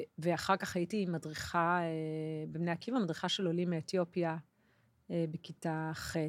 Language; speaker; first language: Hebrew; early bilingual, other home language; English